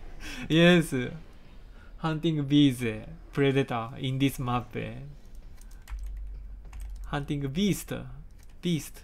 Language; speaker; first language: English; non-native, learner; Japanese